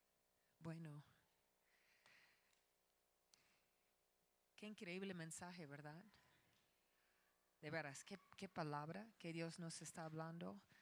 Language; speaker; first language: Spanish; non-native, fluent; English